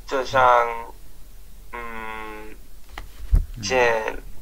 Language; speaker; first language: Chinese; non-native, learner; English